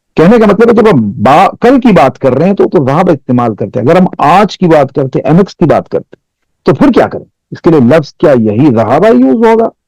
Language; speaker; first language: Urdu; non-native, local second language; Pashto